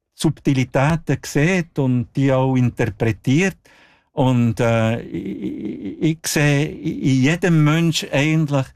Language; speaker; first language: German; non-native, local second language; Italian